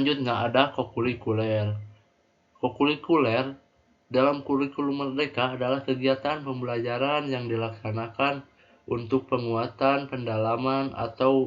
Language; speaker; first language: Indonesian; native; Indonesian